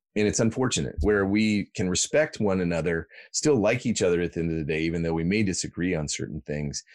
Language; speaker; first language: English; native; English